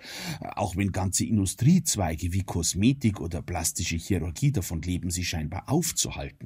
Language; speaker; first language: German; native; German